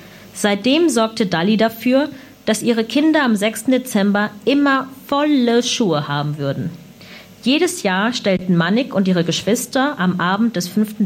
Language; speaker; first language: German; early bilingual, other home language; Punjabi